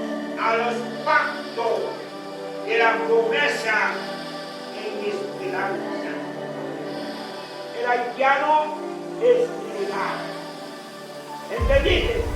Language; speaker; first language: Spanish; non-native, learner; Haitian Creole